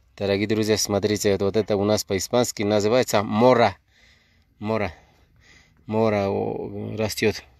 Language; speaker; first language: Russian; non-native, learner; Spanish